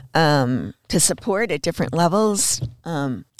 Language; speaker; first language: English; native; English